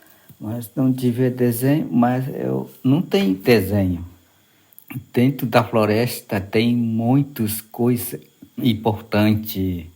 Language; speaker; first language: Portuguese; non-native, local second language; Yanomámi